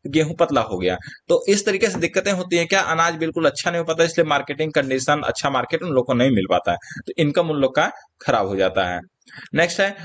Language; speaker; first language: Hindi; native; Hindi